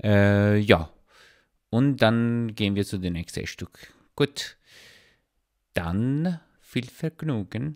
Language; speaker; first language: German; non-native, learner; Persian